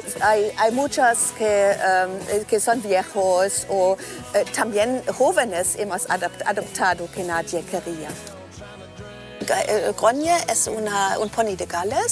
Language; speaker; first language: Spanish; non-native, fluent; German